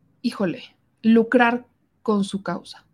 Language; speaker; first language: Spanish; native; Spanish